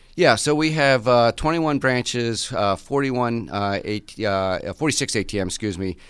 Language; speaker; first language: English; native; English